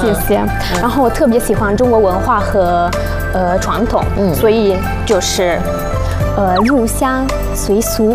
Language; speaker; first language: Chinese; non-native, fluent; Italian